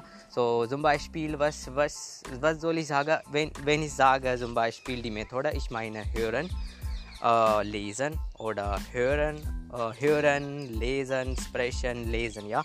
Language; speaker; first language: German; non-native, learner; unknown